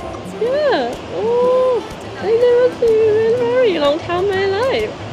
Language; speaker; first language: English; non-native, learner; Thai